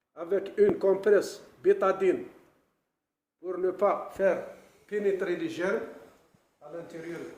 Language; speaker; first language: French; non-native, local second language; Arabic